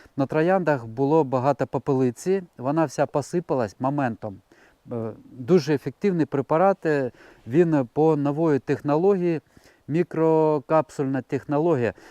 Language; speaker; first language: Ukrainian; non-native, local second language; Russian